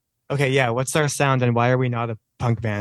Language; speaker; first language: English; native; English